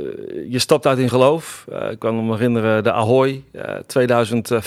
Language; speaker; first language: Dutch; native; Dutch